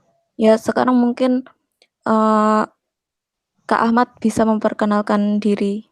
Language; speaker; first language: Indonesian; native; Indonesian